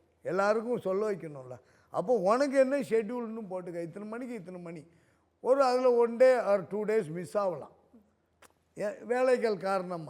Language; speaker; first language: Tamil; native; Tamil